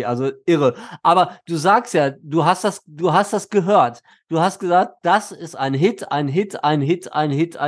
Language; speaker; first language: German; native; German